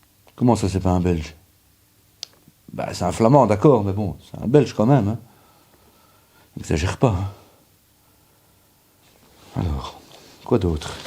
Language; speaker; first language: French; native; French